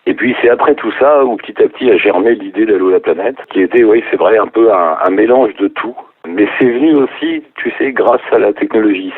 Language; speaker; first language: French; native; French